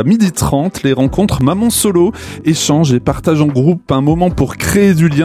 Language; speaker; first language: French; native; French